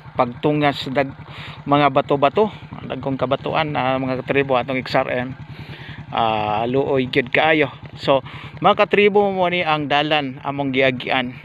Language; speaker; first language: Cebuano; non-native, local second language; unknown